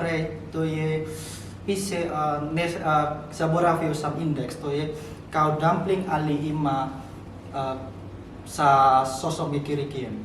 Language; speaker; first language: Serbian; non-native, learner; Indonesian